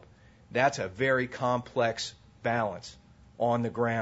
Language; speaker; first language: English; native; English